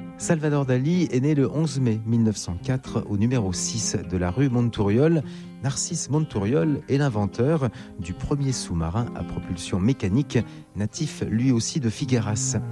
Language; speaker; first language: French; native; French